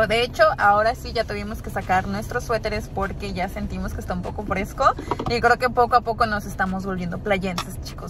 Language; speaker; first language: Spanish; native; Spanish